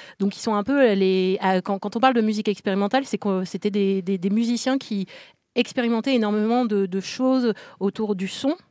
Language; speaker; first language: French; native; French